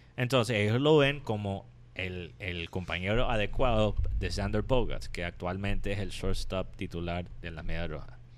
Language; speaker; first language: Spanish; non-native, fluent; English